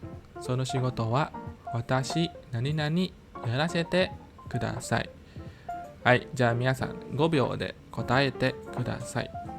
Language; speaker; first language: Japanese; non-native, fluent; Indonesian